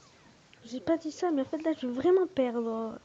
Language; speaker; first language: French; native; French